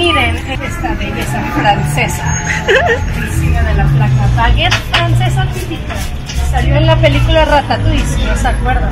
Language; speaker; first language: Spanish; non-native, fluent; French